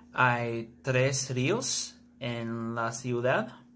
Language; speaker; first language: Spanish; non-native, learner; English